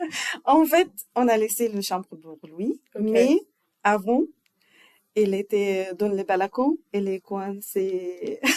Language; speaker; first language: French; non-native, learner; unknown